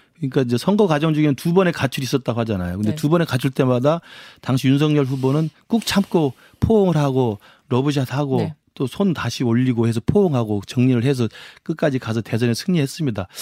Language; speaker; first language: Korean; native; Korean